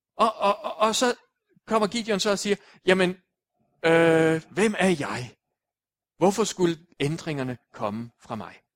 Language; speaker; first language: Danish; native; Danish